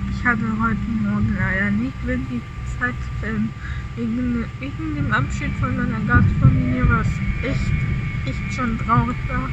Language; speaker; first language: German; native; German